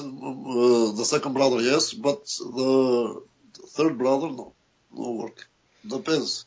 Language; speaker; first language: English; non-native, learner; Albanian